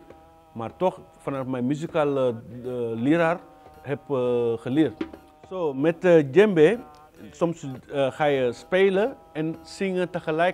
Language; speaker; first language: Dutch; non-native, learner; Wolof